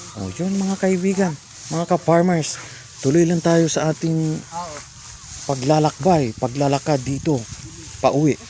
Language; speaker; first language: Filipino; native; Filipino